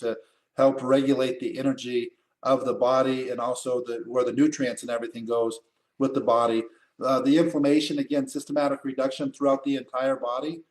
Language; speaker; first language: English; native; English